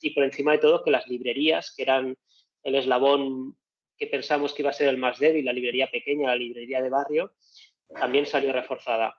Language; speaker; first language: Spanish; native; Spanish